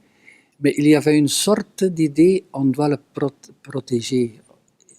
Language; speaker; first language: French; non-native, local second language; Dutch